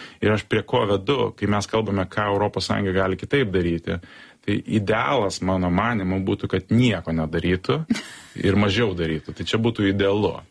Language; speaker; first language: Lithuanian; early bilingual, heritage; Lithuanian